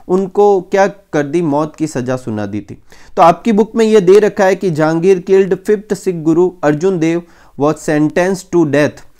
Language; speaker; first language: Hindi; native; Hindi